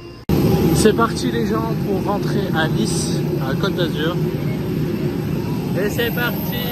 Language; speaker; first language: French; native; French